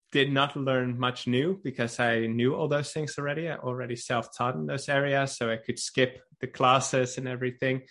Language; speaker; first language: English; non-native, fluent; Dutch